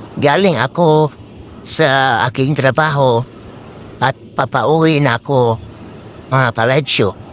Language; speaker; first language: Filipino; non-native, local second language; Cebuano